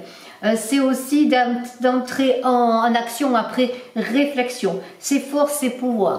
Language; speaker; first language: French; native; French